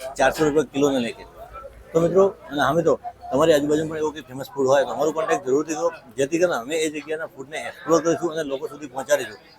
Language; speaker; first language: Gujarati; native; Gujarati